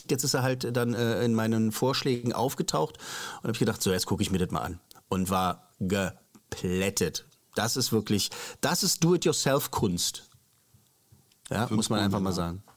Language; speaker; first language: German; native; German